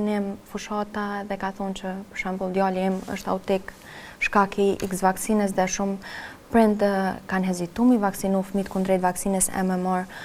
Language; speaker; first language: Albanian; native; Albanian